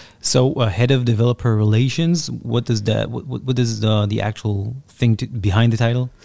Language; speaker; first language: English; non-native, fluent; Hebrew